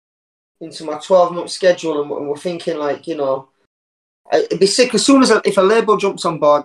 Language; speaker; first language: English; native; English